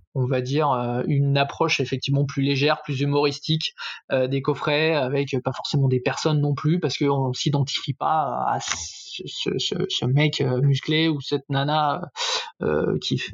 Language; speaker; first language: French; native; French